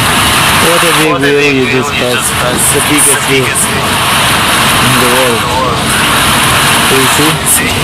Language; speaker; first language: English; non-native, learner; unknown